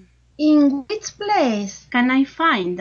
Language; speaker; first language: English; non-native, learner; Spanish